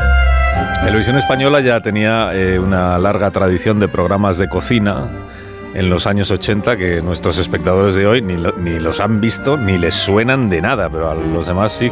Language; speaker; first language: Spanish; native; Spanish